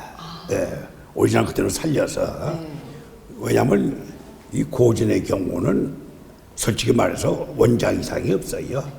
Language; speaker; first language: Korean; native; Korean